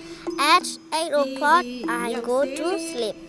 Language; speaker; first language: English; non-native, learner; Burmese